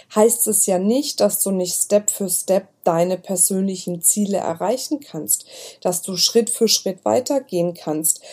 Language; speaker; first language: German; native; German